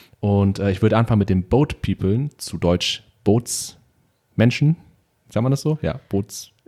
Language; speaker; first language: German; native; German